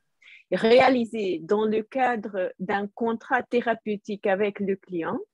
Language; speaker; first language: French; non-native, fluent; Hungarian